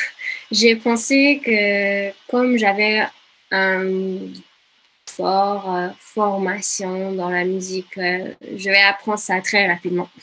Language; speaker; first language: French; non-native, fluent; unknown